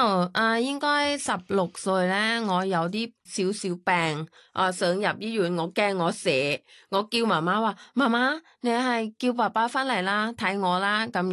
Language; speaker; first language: Cantonese; non-native, fluent; Thai